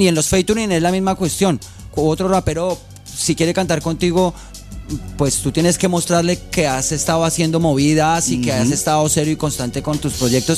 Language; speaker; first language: Spanish; native; Spanish